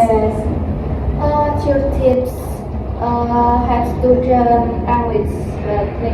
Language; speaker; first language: English; non-native, learner; Indonesian